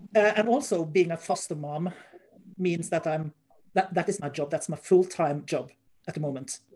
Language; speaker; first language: English; non-native, fluent; Norwegian